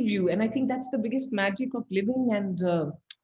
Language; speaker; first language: English; non-native, local second language; Hindi